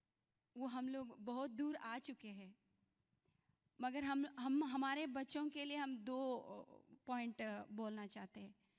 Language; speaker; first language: Hindi; non-native, local second language; Kannada